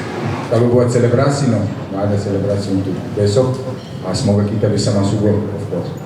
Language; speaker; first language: Indonesian; non-native, fluent; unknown